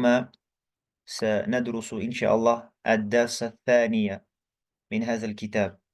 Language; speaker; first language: Arabic; non-native, fluent; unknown